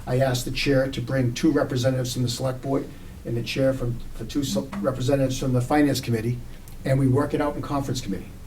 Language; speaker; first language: English; native; English